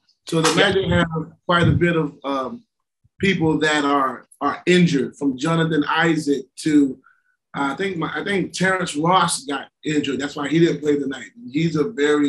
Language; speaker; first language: English; native; English